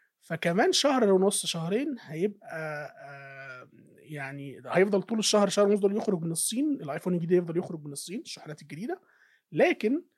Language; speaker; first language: Arabic; native; Arabic